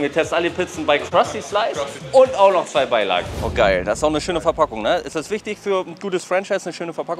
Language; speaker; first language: German; native; German